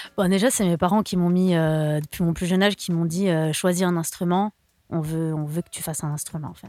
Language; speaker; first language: French; native; French